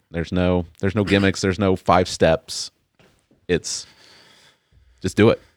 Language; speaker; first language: English; native; English